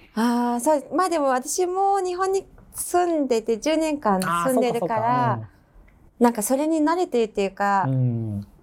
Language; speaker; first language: Japanese; non-native, fluent; Mongolian